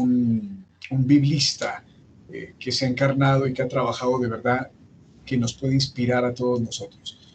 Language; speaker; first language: Spanish; native; Spanish